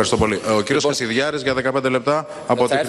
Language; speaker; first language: Greek; native; Greek